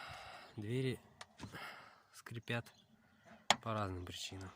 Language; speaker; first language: Russian; native; Russian